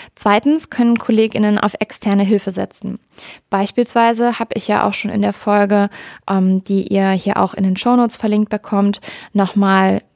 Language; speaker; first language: German; native; German